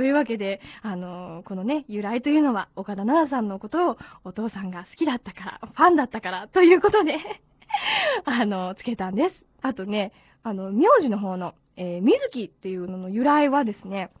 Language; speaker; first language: Japanese; native; Japanese